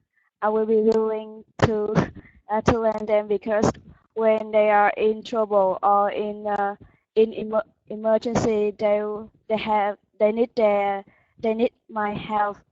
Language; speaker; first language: English; non-native, learner; Vietnamese